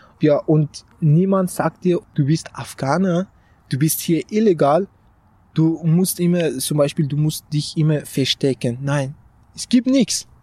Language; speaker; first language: German; non-native, fluent; Persian